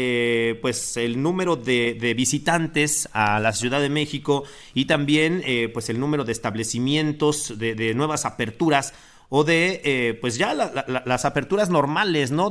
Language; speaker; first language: Spanish; native; Spanish